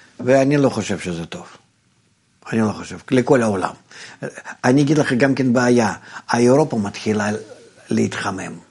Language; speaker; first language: Hebrew; non-native, fluent; Russian